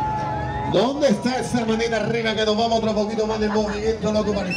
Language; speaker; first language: Spanish; native; Spanish